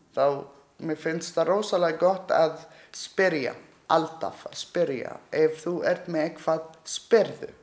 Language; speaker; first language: Icelandic; non-native, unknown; Arabic